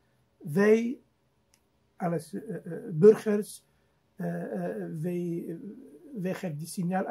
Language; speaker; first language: Dutch; non-native, fluent; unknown